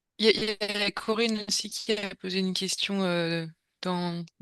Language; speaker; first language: French; native; French